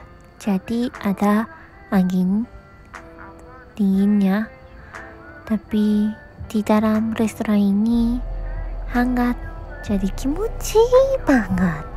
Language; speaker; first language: Indonesian; non-native, learner; Japanese